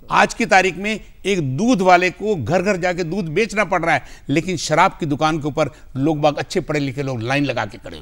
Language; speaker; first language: Hindi; native; Hindi